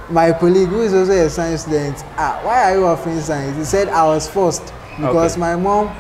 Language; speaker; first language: English; non-native, local second language; Akan